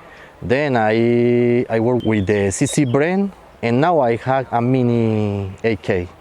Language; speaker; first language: English; non-native, fluent; Spanish